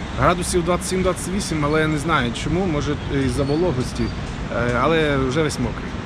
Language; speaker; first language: Ukrainian; non-native, local second language; Russian